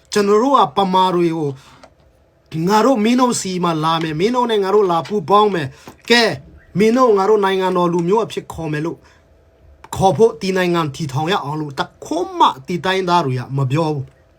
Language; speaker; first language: Burmese; non-native, local second language; Hakha Chin